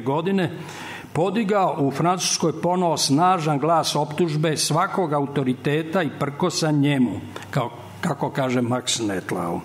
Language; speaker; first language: Serbian; native; Serbian